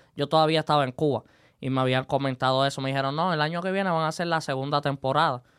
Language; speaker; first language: Spanish; native; Spanish